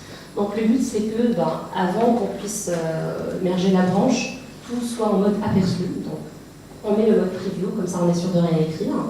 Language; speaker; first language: French; native; French